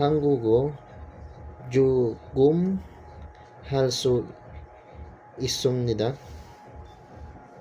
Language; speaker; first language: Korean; non-native, learner; English